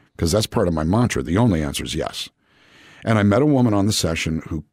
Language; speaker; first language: English; native; English